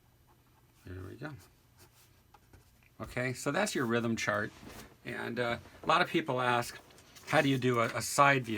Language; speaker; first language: English; native; English